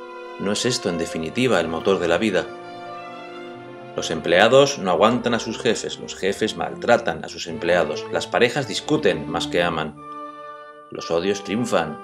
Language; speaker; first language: Spanish; native; Spanish